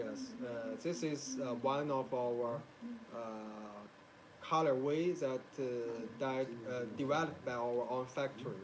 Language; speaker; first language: English; non-native, learner; Chinese